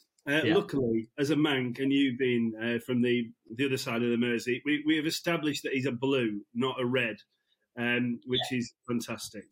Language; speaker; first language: English; native; English